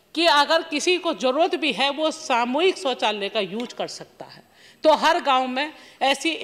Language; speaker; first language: Hindi; native; Hindi